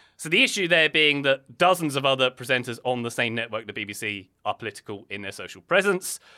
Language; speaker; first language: English; native; English